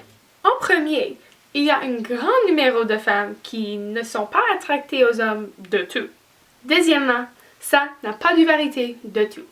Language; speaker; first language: French; non-native, learner; English